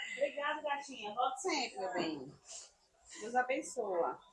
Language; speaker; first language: Portuguese; native; Portuguese